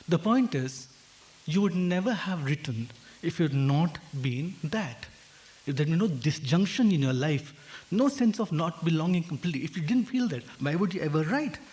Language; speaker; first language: English; non-native, local second language; Hindi